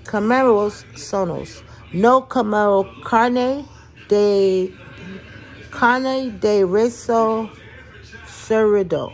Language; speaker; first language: Spanish; non-native, learner; English